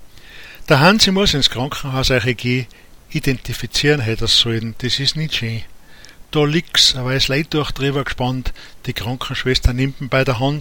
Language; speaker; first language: German; native; German